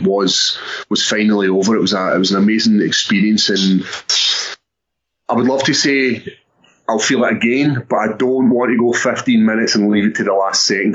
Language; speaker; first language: English; native; English